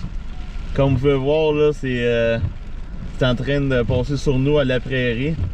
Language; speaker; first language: French; native; French